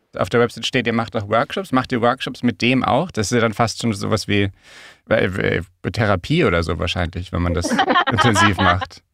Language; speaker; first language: German; native; German